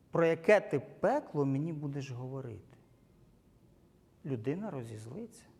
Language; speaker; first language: Ukrainian; non-native, local second language; Russian